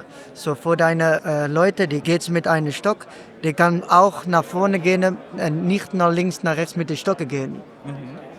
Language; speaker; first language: German; non-native, learner; Dutch